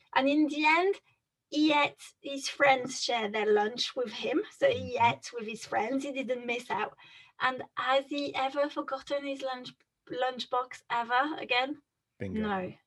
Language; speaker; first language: English; non-native, fluent; French